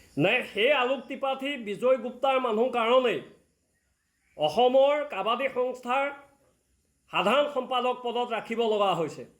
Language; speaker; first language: Assamese; native; Assamese